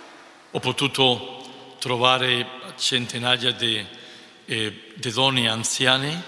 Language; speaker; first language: Italian; non-native, fluent; Spanish